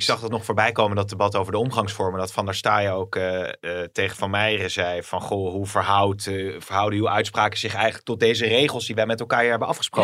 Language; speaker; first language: Dutch; native; Dutch